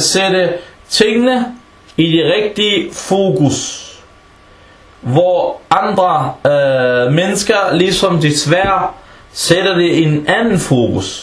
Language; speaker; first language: Danish; early bilingual, other home language; Arabic